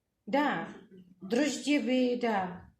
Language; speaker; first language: Russian; non-native, learner; Czech